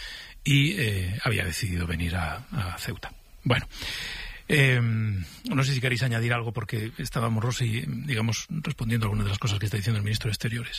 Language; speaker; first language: Spanish; native; Spanish